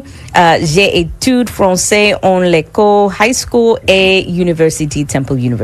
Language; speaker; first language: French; non-native, learner; English